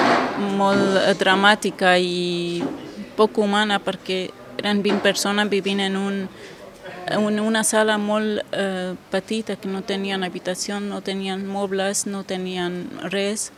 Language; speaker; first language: Catalan; non-native, fluent; Kurdish